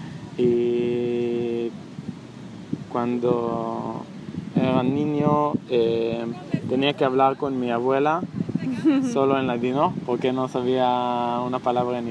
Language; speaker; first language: Spanish; non-native, learner; Hebrew